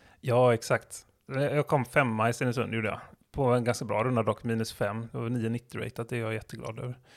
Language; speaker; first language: Swedish; native; Swedish